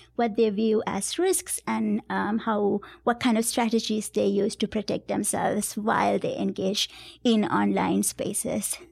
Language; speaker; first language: English; non-native, local second language; Sinhala